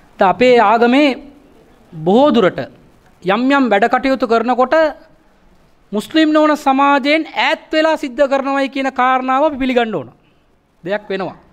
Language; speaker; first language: Sinhala; non-native, local second language; Tamil